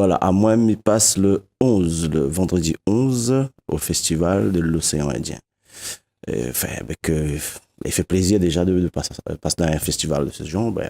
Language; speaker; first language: French; non-native, local second language; Réunion Creole French